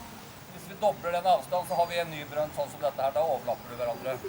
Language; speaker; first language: Norwegian; native; Norwegian